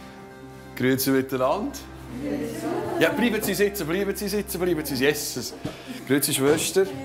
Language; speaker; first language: German; native; German